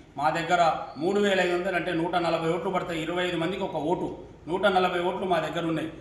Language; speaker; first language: Telugu; native; Telugu